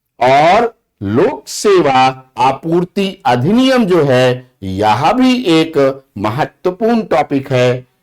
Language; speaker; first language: Hindi; native; Hindi